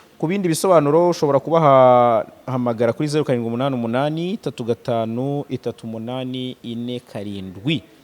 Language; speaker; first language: Kinyarwanda; native; Kinyarwanda